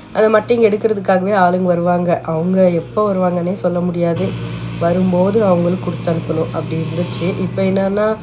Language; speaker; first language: Tamil; non-native, local second language; Telugu